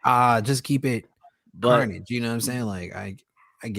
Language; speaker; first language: English; native; English